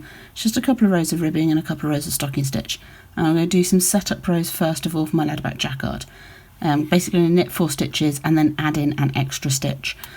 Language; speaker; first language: English; native; English